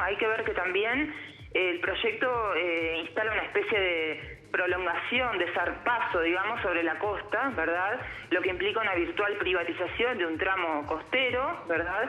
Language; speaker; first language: Spanish; native; Spanish